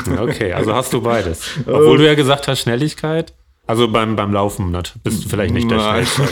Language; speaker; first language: German; native; German